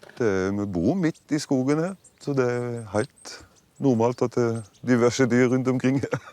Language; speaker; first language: Norwegian; non-native, fluent; German